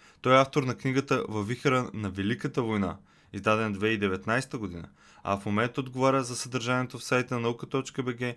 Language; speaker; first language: Bulgarian; native; Bulgarian